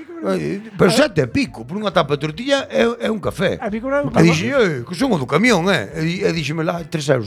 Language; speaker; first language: Galician; native; Galician